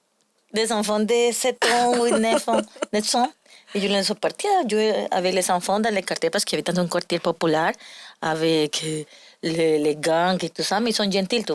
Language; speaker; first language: French; non-native, learner; Spanish